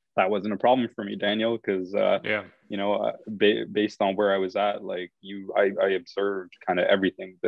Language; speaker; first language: English; native; English